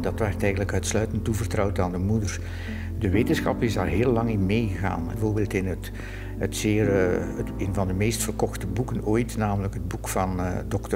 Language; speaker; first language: Dutch; native; Dutch